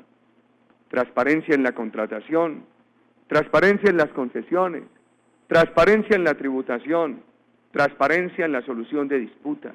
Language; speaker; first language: Spanish; native; Spanish